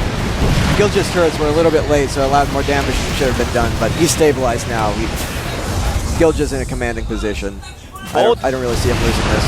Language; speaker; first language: English; native; English